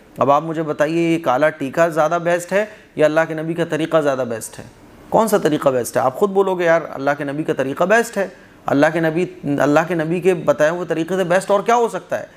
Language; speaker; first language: Urdu; native; Urdu